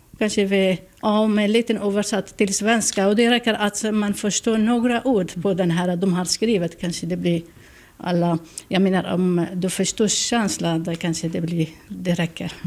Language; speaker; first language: Swedish; non-native, learner; Kurdish